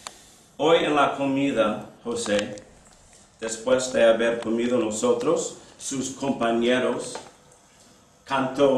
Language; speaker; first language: Spanish; non-native, fluent; English